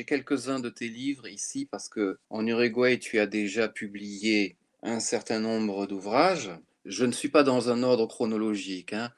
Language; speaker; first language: French; native; French